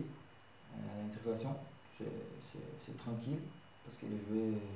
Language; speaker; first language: French; non-native, learner; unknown